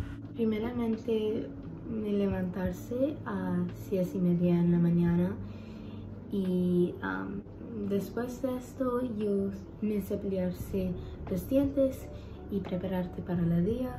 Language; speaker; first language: Spanish; non-native, learner; English